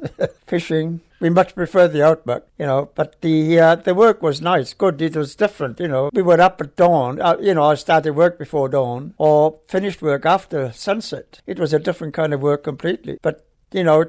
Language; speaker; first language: English; native; English